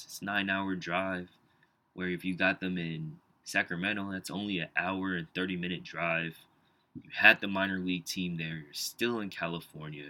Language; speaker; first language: English; native; English